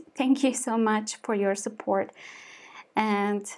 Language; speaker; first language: English; non-native, fluent; Mongolian